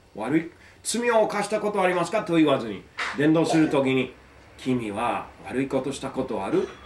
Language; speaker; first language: Japanese; non-native, fluent; English